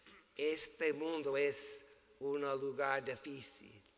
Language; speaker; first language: Spanish; non-native, learner; English